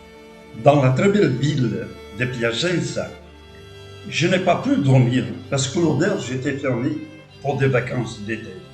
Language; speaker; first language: French; non-native, fluent; Portuguese